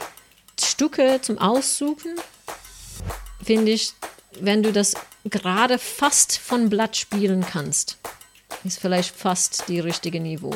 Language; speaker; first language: German; non-native, fluent; English